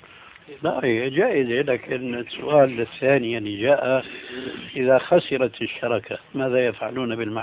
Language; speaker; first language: Arabic; early bilingual, other home language; Albanian